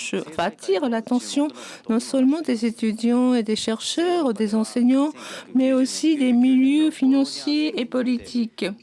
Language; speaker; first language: French; non-native, fluent; Japanese